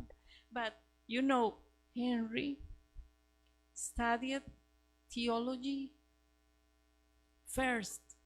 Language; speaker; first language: English; non-native, learner; Spanish